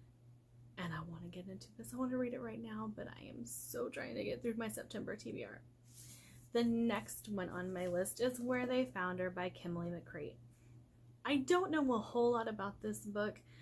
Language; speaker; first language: English; native; English